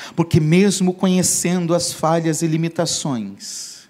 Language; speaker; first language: Portuguese; native; Portuguese